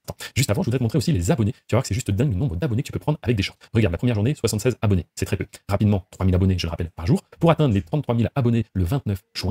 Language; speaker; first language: French; native; French